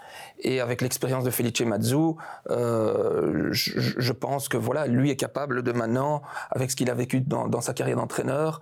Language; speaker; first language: French; native; French